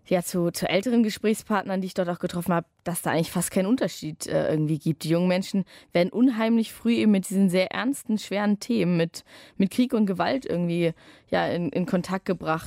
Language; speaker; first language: German; native; German